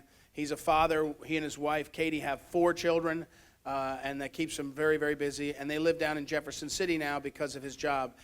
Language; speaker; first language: English; native; English